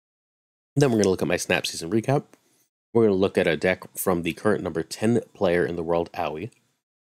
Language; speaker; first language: English; native; English